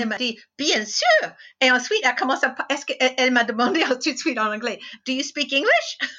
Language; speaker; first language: French; non-native, fluent; English